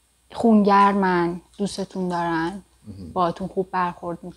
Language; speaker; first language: Persian; native; Persian